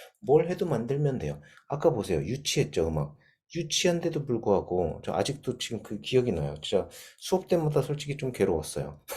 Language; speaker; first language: Korean; native; Korean